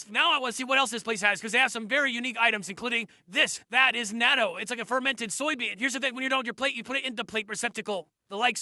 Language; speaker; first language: English; native; English